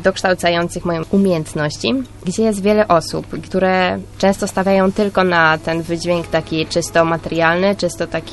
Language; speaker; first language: Polish; native; Polish